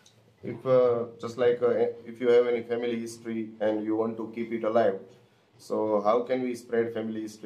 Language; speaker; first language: English; non-native, fluent; Gujarati